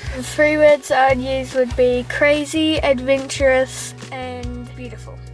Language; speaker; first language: English; native; English